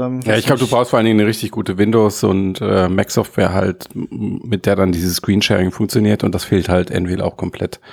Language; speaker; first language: German; native; German